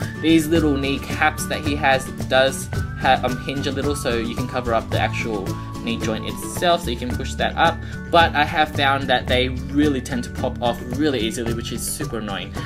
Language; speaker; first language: English; native; English